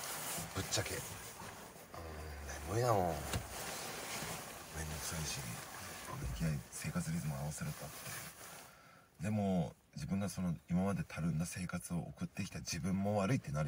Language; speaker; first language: Japanese; native; Japanese